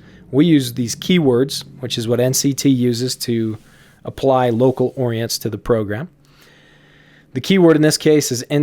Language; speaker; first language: English; native; English